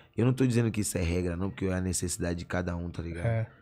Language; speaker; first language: Portuguese; native; Portuguese